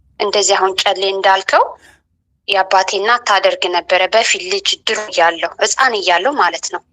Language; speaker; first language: Amharic; native; Amharic